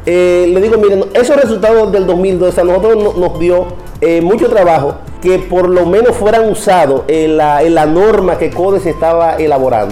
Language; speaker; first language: Spanish; native; Spanish